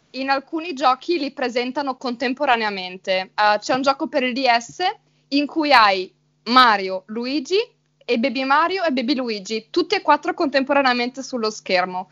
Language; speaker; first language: Italian; native; Italian